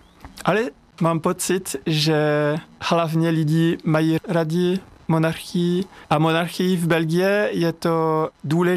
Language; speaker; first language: Czech; non-native, fluent; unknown